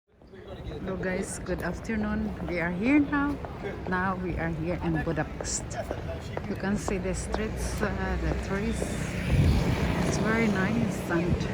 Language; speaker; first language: English; non-native, local second language; Filipino